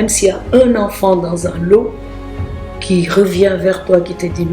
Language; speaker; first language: French; non-native, local second language; Wolof